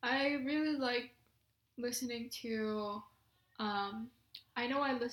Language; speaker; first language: English; non-native, local second language; Filipino